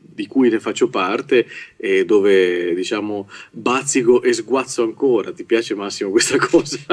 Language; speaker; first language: Italian; native; Italian